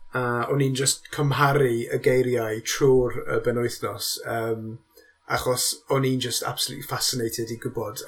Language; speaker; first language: Welsh; non-native, local second language; English